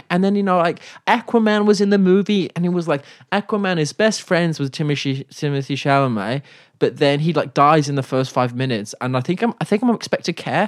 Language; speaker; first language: English; native; English